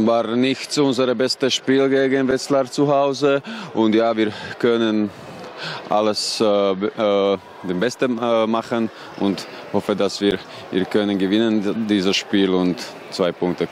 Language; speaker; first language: German; non-native, learner; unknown